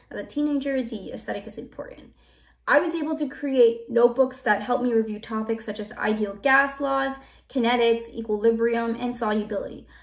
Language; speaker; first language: English; native; English